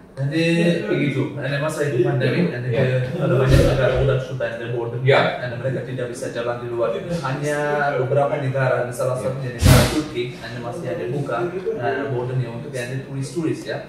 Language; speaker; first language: Indonesian; non-native, learner; Turkish